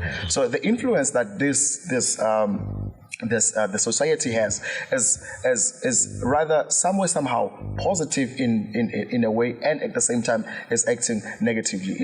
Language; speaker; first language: English; non-native, local second language; Zulu